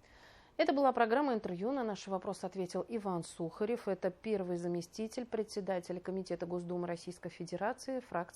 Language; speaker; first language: Russian; native; Russian